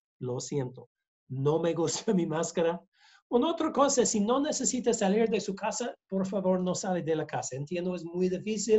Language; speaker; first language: Spanish; non-native, learner; English